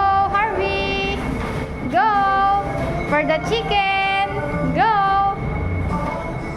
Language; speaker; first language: English; non-native, local second language; Filipino